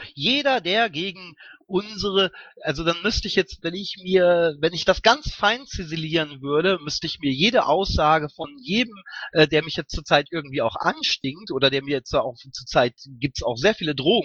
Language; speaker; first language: German; native; German